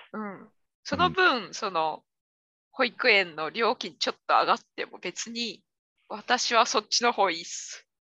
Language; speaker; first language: Japanese; native; Japanese